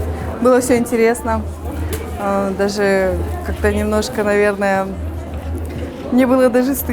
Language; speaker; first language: Russian; non-native, learner; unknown